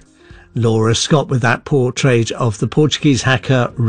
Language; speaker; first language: English; native; English